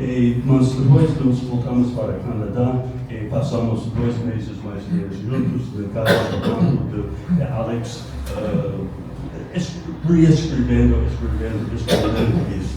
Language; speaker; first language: Portuguese; non-native, fluent; English